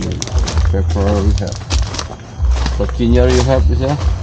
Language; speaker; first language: English; non-native, learner; Balinese